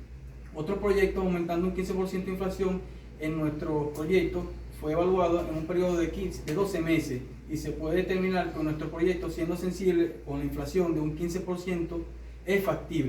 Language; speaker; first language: Spanish; native; Spanish